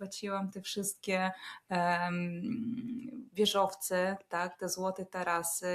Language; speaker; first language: Polish; non-native, fluent; Russian